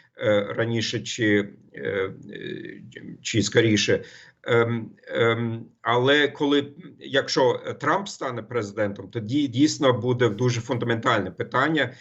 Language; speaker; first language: Ukrainian; non-native, fluent; German